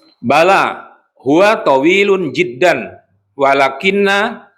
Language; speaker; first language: Arabic; non-native, learner; Indonesian